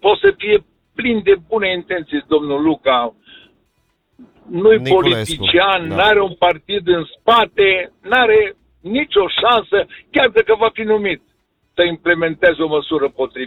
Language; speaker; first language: Romanian; native; Romanian